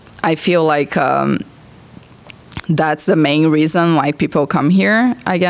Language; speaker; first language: English; non-native, fluent; Portuguese